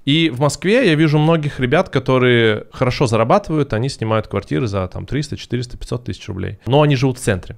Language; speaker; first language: Russian; native; Russian